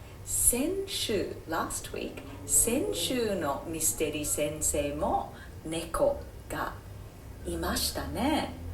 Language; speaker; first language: Japanese; non-native, fluent; English